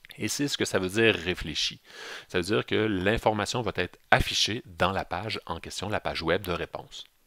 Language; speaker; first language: French; native; French